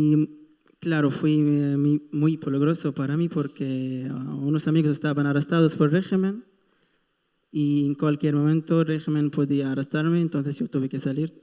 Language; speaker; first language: Spanish; non-native, fluent; Arabic